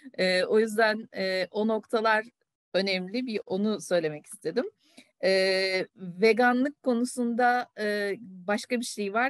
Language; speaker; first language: Turkish; native; Turkish